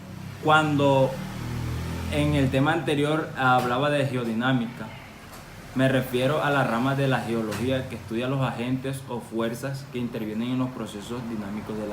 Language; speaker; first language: Spanish; native; Spanish